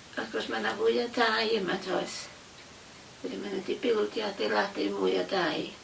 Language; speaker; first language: Welsh; native; Welsh